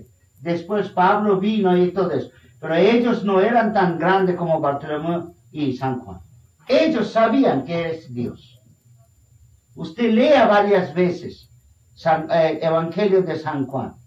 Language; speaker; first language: Spanish; non-native, fluent; Bangla